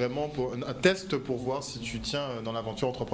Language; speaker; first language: French; native; French